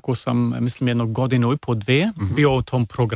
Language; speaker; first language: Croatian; early bilingual, heritage; Serbian